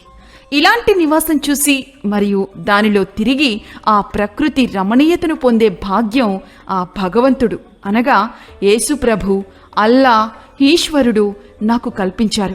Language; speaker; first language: Telugu; native; Telugu